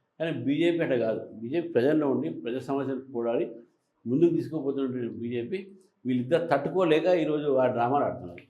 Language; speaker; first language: Telugu; native; Telugu